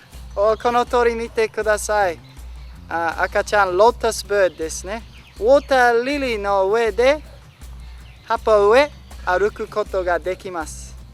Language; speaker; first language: Japanese; non-native, learner; English